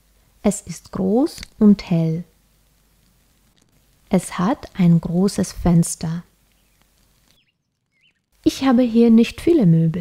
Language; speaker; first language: German; non-native, fluent; Russian